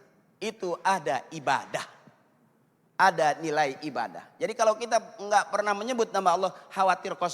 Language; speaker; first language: Malay; native; Malay